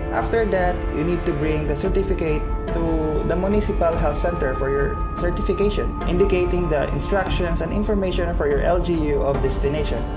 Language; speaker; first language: English; non-native, local second language; Cebuano